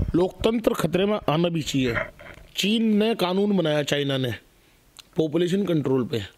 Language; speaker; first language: Hindi; native; Hindi